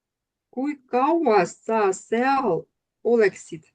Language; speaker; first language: Estonian; non-native, learner; Russian